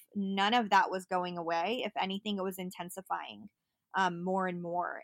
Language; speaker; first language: English; native; English